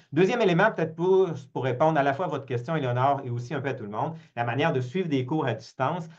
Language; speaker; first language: French; native; French